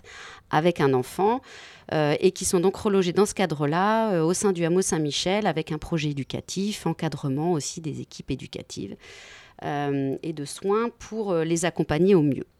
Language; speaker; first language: French; native; French